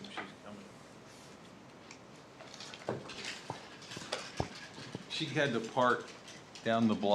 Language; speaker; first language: English; native; English